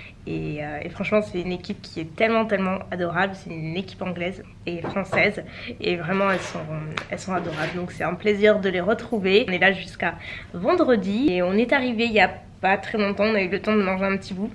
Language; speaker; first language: French; native; French